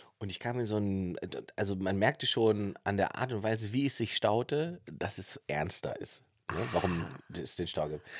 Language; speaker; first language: German; native; German